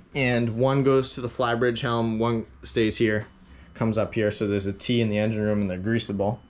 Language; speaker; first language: English; native; English